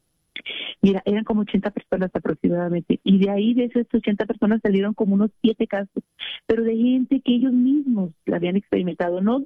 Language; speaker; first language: Spanish; native; Spanish